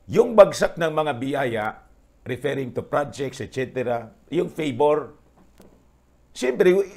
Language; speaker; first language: Filipino; non-native, local second language; Bikol